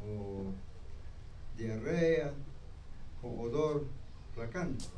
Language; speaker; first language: Spanish; non-native, local second language; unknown